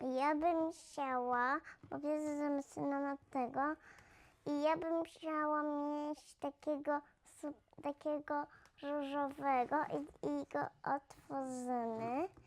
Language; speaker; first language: Polish; early bilingual, heritage; Polish